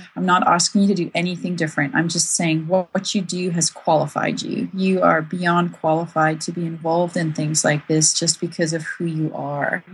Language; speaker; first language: English; native; English